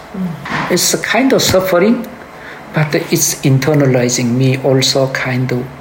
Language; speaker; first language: English; early bilingual, other home language; Korean